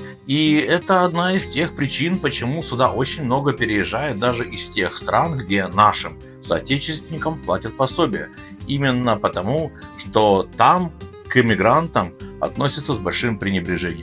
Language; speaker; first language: Russian; native; Russian